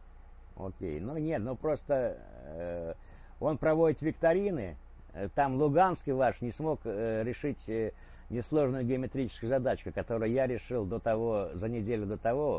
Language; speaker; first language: Russian; native; Russian